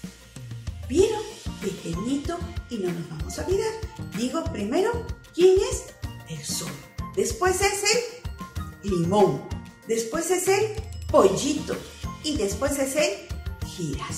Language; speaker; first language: Spanish; native; Spanish